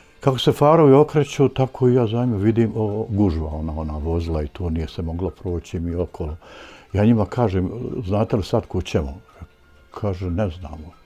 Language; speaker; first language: Croatian; native; Croatian